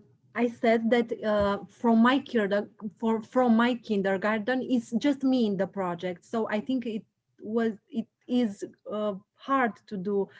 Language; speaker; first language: English; non-native, learner; Romanian